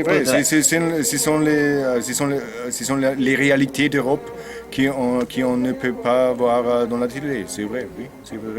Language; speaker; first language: French; non-native, learner; German